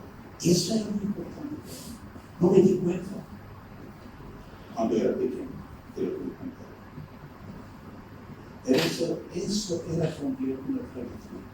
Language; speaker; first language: Spanish; non-native, fluent; Turkish